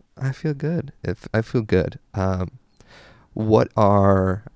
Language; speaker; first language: English; native; English